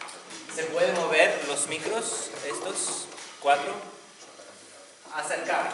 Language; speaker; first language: Spanish; non-native, fluent; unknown